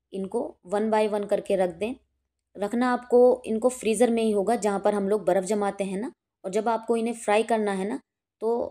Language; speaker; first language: Hindi; native; Hindi